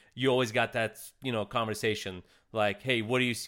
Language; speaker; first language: English; early bilingual, other home language; Russian